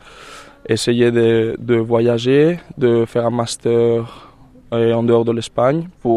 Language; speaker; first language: French; non-native, fluent; Spanish